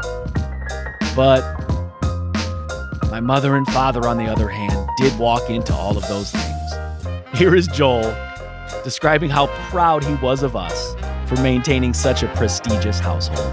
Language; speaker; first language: English; native; English